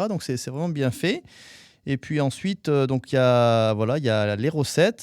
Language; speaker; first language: French; native; French